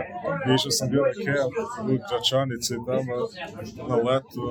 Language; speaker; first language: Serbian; early bilingual, heritage; Serbian